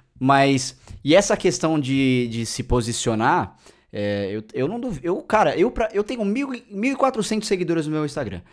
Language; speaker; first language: Portuguese; native; Portuguese